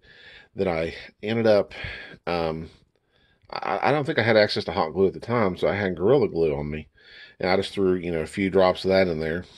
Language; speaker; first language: English; native; English